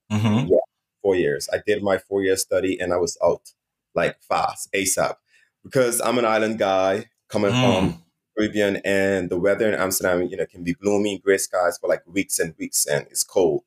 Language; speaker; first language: English; non-native, fluent; Dutch